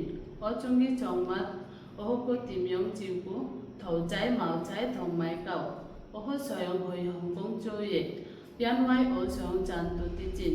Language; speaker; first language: Cantonese; non-native, learner; Bangla